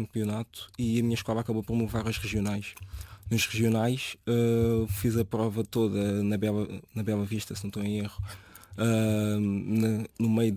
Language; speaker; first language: Portuguese; native; Portuguese